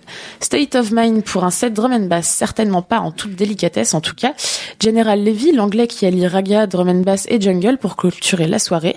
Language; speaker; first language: French; native; French